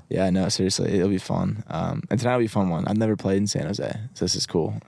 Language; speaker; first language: English; native; English